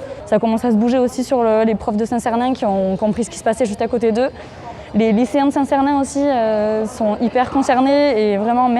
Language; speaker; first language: French; native; French